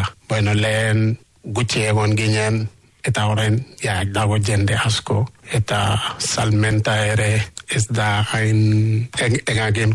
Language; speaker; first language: Basque; non-native, learner; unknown